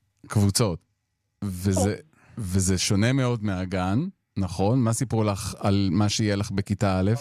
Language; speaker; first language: Hebrew; native; Hebrew